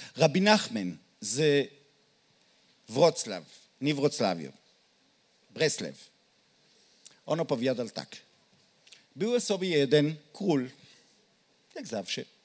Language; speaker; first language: Polish; non-native, learner; Hebrew